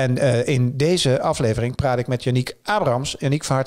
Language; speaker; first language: Dutch; native; Dutch